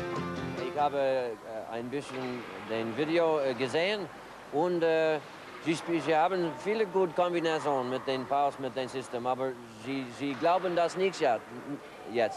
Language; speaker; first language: German; non-native, learner; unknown